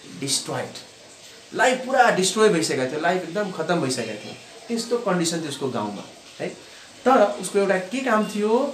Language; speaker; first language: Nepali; non-native, local second language; Bhojpuri